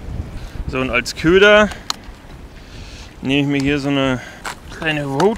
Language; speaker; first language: German; native; German